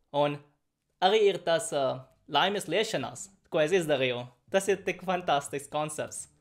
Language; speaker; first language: Latvian; non-native, fluent; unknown